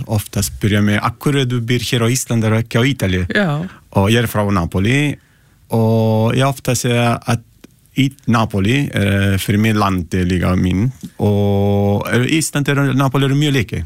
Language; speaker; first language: Icelandic; non-native, learner; Italian